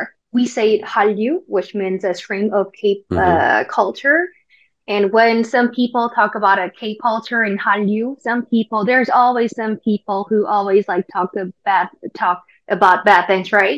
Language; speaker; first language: English; non-native, fluent; Korean